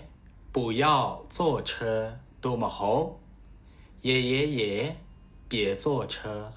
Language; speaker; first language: Chinese; non-native, fluent; Burmese